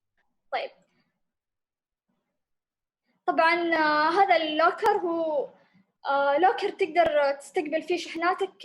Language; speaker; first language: Arabic; native; Arabic